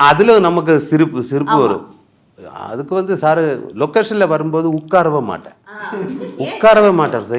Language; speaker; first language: Tamil; non-native, learner; Malayalam